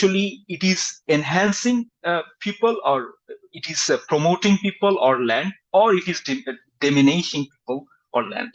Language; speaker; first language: English; non-native, fluent; Bangla